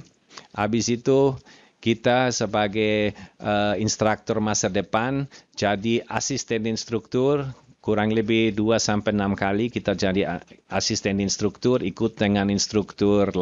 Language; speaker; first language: Indonesian; non-native, fluent; German